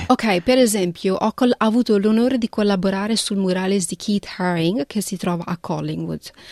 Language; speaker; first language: Italian; early bilingual, other home language; Punjabi